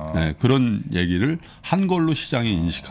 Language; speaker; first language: Korean; native; Korean